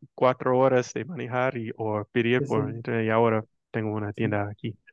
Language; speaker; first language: Spanish; non-native, fluent; English